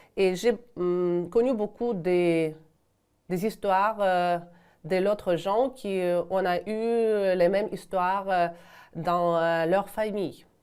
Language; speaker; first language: French; non-native, fluent; Ukrainian